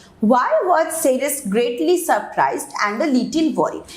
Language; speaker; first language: English; non-native, local second language; Bangla